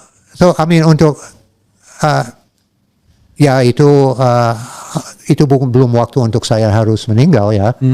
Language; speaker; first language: Indonesian; non-native, learner; English